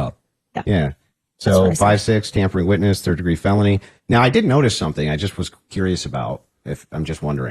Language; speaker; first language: English; native; English